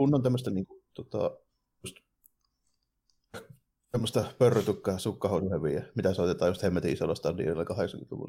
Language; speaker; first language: Finnish; native; Finnish